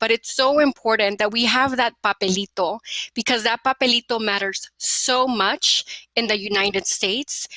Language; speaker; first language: English; early bilingual, other home language; Spanish